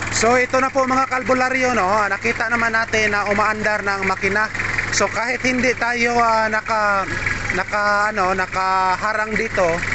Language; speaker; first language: Filipino; native; Filipino